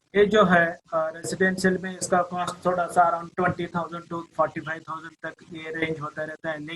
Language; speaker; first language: Hindi; non-native, local second language; Marathi